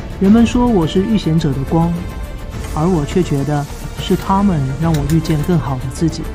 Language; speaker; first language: Chinese; native; Chinese